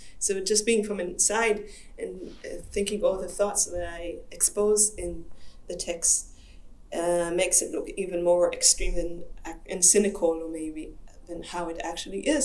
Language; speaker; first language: English; non-native, fluent; Hebrew